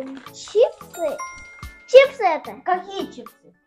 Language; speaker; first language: Russian; non-native, local second language; Kazakh